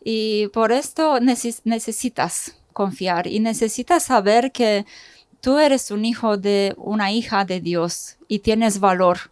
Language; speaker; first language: Spanish; non-native, fluent; Romanian